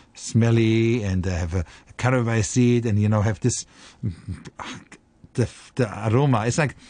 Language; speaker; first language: English; non-native, fluent; German